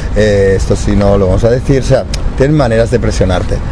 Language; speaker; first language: Spanish; native; Spanish